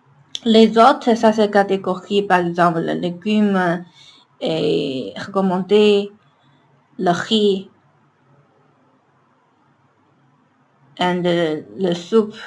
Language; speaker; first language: French; non-native, learner; Chinese